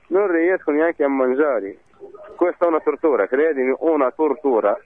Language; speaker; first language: Italian; non-native, fluent; Arabic